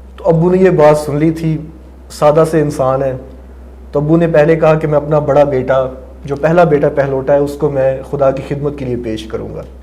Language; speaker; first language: Urdu; non-native, local second language; Punjabi